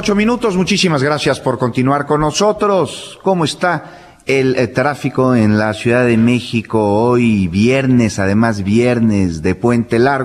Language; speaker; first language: Spanish; native; Spanish